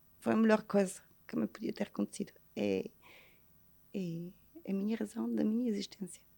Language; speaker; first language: Portuguese; non-native, fluent; Bulgarian